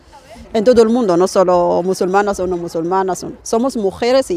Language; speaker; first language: Spanish; non-native, fluent; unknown